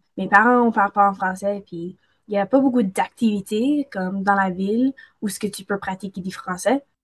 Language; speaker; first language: French; non-native, local second language; English